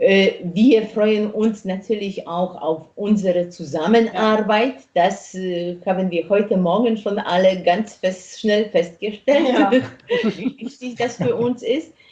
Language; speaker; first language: German; non-native, fluent; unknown